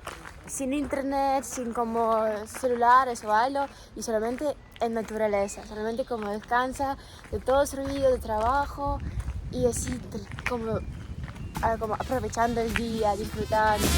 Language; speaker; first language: Spanish; non-native, fluent; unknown